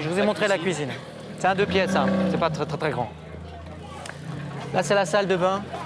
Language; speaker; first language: French; native; French